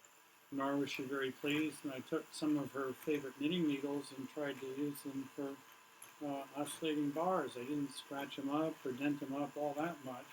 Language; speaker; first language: English; native; English